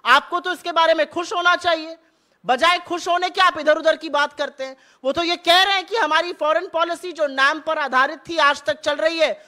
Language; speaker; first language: Hindi; native; Hindi